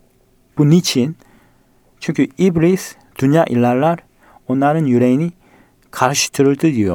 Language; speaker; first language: Turkish; non-native, fluent; Korean